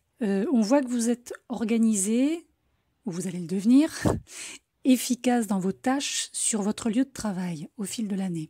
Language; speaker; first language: French; native; French